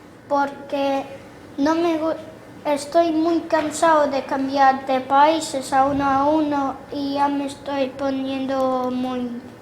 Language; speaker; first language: Spanish; early bilingual, other home language; Portuguese